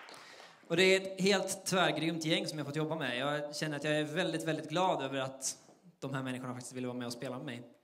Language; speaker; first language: Swedish; native; Swedish